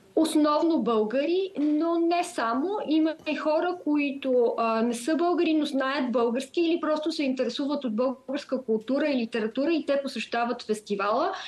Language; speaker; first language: Bulgarian; native; Bulgarian